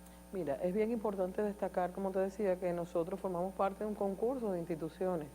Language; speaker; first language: Spanish; native; Spanish